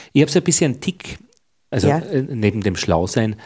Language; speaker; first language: German; native; German